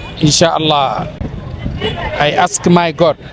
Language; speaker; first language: English; non-native, learner; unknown